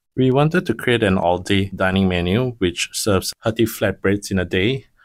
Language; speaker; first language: English; non-native, local second language; Min Nan Chinese